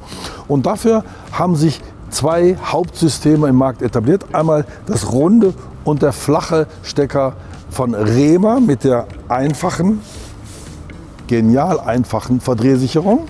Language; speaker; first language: German; native; German